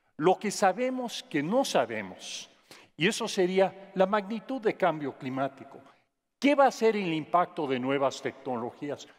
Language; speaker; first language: Spanish; non-native, fluent; English